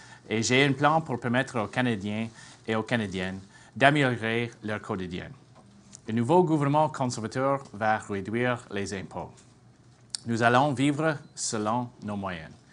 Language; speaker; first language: French; non-native, fluent; English